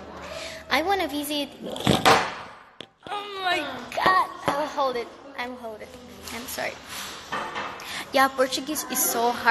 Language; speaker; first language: English; non-native, learner; Russian